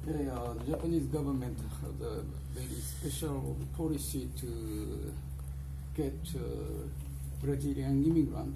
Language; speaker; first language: English; non-native, fluent; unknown